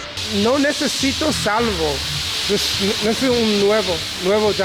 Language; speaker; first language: Spanish; non-native, learner; English